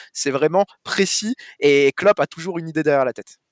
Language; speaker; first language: French; native; French